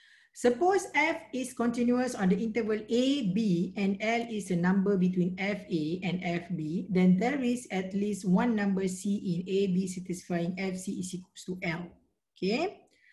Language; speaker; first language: English; non-native, local second language; Malay